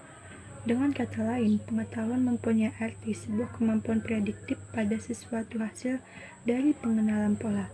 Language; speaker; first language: Indonesian; native; Indonesian